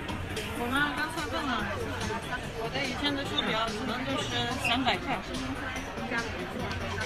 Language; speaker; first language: Chinese; non-native, learner; Russian